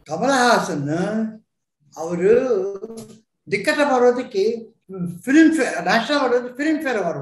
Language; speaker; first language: Tamil; non-native, local second language; Telugu